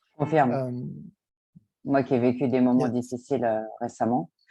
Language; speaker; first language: French; native; French